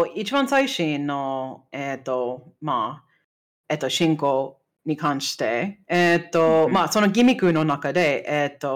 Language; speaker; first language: Japanese; non-native, fluent; English